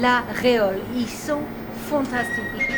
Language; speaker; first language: French; non-native, fluent; English